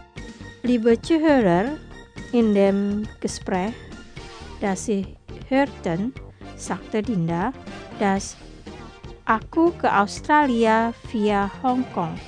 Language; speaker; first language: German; non-native, fluent; Indonesian